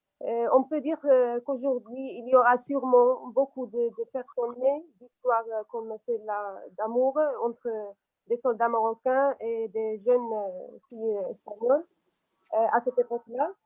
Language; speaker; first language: French; non-native, local second language; Arabic